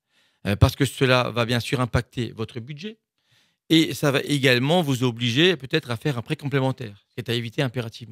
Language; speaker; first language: French; native; French